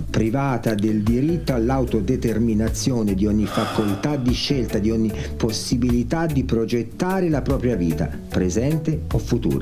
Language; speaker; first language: Italian; native; Italian